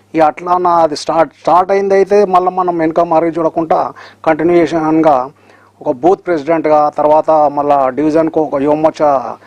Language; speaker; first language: Telugu; native; Telugu